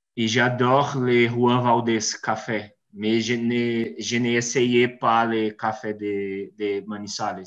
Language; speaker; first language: French; non-native, learner; Portuguese